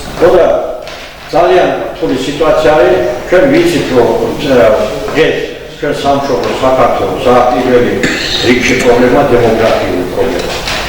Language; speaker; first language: Georgian; non-native, local second language; Azerbaijani